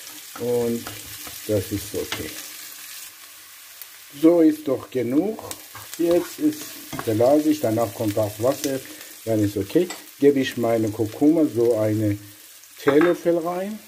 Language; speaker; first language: German; non-native, learner; Persian